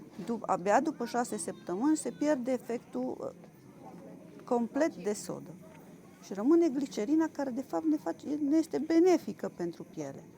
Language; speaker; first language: Romanian; native; Romanian